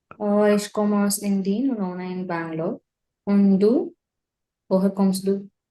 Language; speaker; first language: German; non-native, learner; Tamil